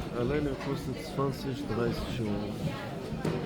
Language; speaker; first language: German; early bilingual, other home language; Turkish